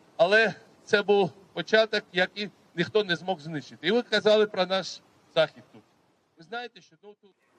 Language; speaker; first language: Ukrainian; non-native, fluent; Georgian